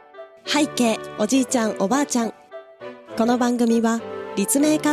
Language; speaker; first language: Japanese; native; Japanese